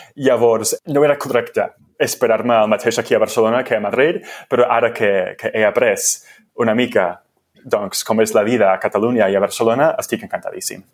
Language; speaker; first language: Catalan; non-native, fluent; English